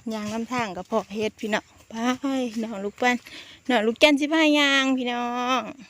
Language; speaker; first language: Thai; native; Thai